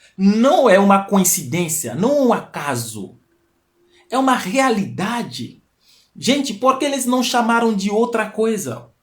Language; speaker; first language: Portuguese; non-native, fluent; Fon